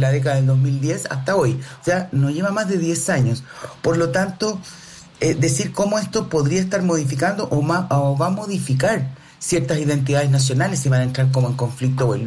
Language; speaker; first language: Spanish; native; Spanish